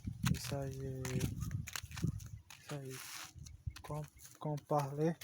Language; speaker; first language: French; non-native, learner; Portuguese